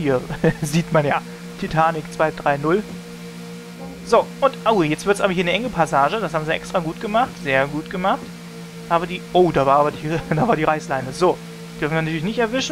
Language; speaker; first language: German; native; German